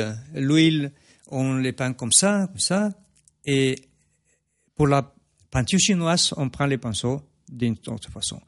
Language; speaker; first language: French; non-native, fluent; Spanish